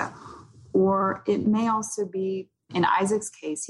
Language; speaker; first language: English; native; English